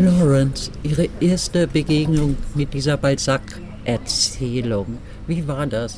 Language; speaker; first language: German; native; German